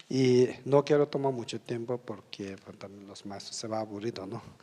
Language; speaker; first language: Spanish; non-native, learner; Tibetan